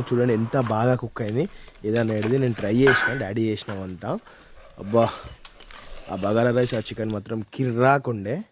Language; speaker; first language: Telugu; non-native, local second language; Hindi